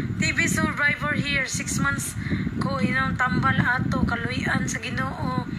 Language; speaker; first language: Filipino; non-native, local second language; Cebuano